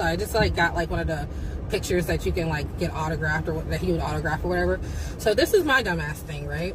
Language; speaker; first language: English; native; English